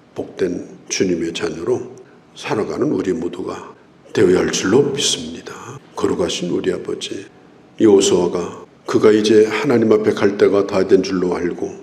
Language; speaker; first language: Korean; native; Korean